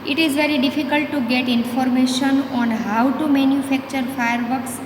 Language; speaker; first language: English; non-native, local second language; Gujarati